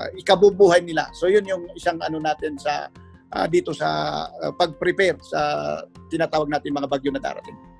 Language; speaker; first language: Filipino; non-native, local second language; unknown